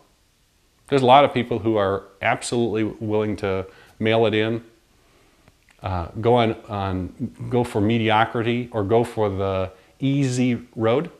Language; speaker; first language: English; native; English